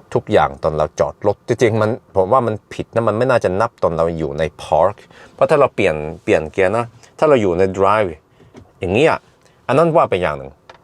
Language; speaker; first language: Thai; early bilingual, heritage; Thai